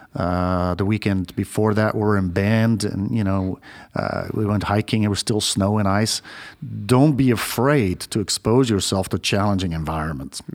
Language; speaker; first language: English; non-native, fluent; Dutch